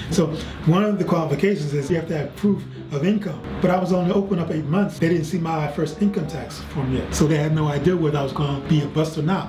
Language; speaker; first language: English; native; English